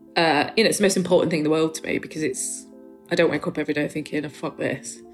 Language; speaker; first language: English; native; English